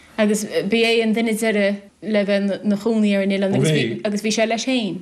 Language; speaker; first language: Irish; native; Irish